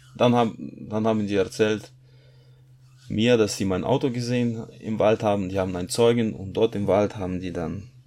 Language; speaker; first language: German; non-native, fluent; Russian